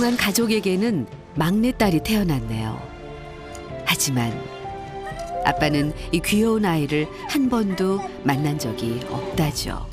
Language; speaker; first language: Korean; native; Korean